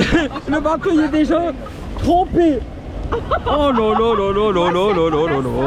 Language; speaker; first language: French; native; French